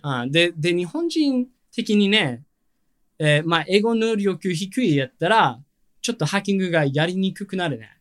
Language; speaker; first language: Japanese; non-native, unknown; English